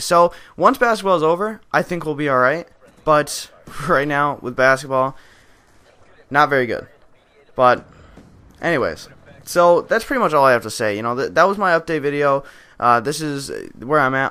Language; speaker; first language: English; native; English